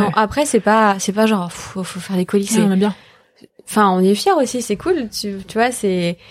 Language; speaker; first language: French; native; French